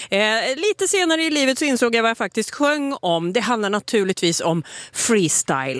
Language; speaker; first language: Swedish; native; Swedish